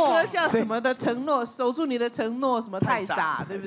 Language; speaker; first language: Chinese; native; Chinese